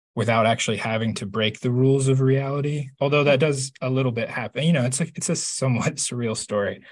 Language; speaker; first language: English; native; English